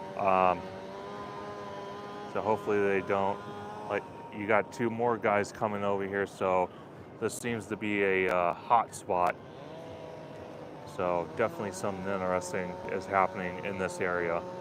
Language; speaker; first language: English; native; English